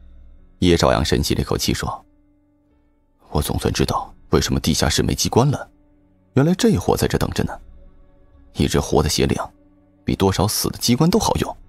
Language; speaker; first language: Chinese; native; Chinese